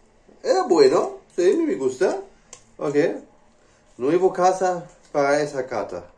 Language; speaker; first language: Spanish; non-native, learner; English